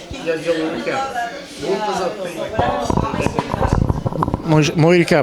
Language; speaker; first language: Russian; native; Russian